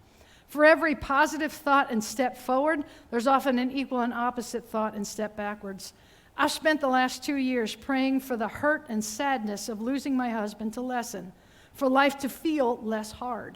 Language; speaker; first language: English; native; English